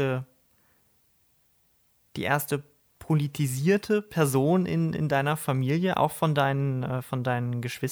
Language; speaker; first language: German; native; German